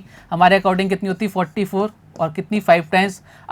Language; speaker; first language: Hindi; native; Hindi